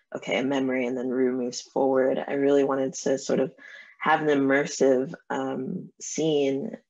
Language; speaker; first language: English; native; English